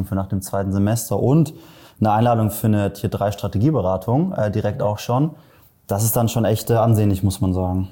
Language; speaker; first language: German; native; German